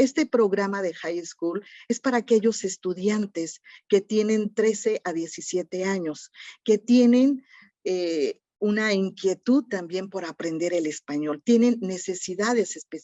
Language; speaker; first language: Spanish; native; Spanish